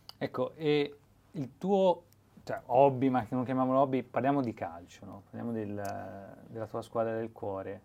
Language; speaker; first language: Italian; native; Italian